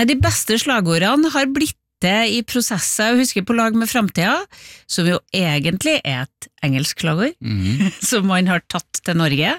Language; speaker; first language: Norwegian; native; Norwegian